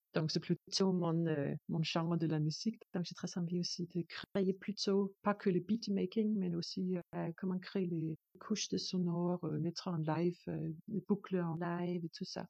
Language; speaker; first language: French; non-native, learner; Danish